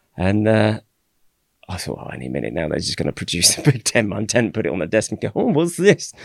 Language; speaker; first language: English; native; English